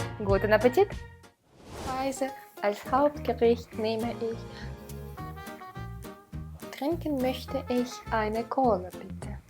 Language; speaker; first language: German; non-native, fluent; Ukrainian